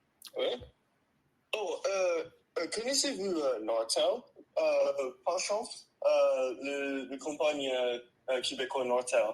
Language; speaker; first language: French; non-native, learner; English